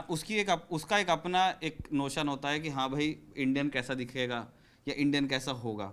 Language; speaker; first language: Hindi; non-native, local second language; Marathi